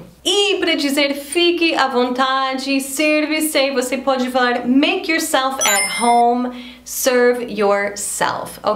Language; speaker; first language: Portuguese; non-native, fluent; English